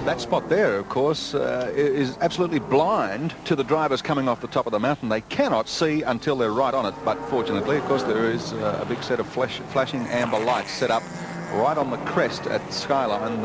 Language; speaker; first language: English; native; English